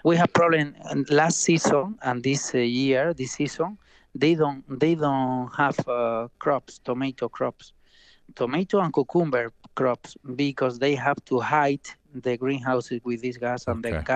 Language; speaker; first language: English; non-native, fluent; Spanish